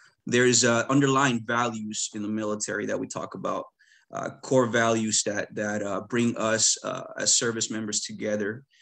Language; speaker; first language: English; early bilingual, other home language; Spanish